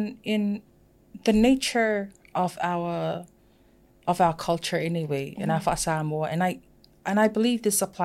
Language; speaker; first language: English; non-native, fluent; Samoan